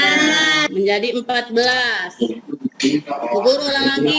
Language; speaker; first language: Indonesian; native; Indonesian